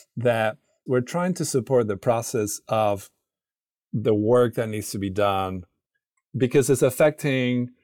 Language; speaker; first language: English; non-native, fluent; Spanish